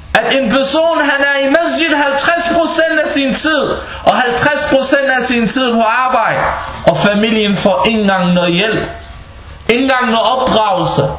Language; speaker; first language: Danish; early bilingual, other home language; Bosnian